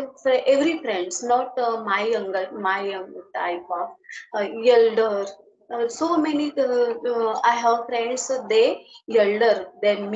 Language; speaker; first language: English; non-native, learner; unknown